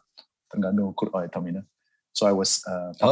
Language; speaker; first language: English; non-native, local second language; Hakka Chinese